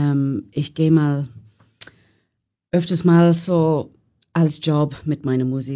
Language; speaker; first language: German; non-native, learner; English